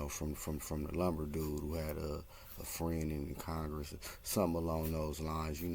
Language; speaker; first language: English; native; English